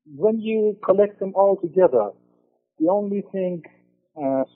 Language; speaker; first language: English; non-native, fluent; Persian